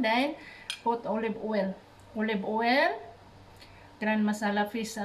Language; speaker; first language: English; non-native, learner; Cebuano